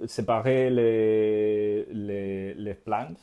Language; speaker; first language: French; non-native, learner; Spanish